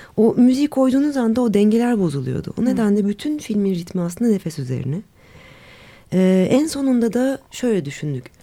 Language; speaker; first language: Turkish; native; Turkish